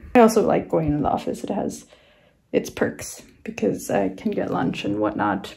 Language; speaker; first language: English; native; English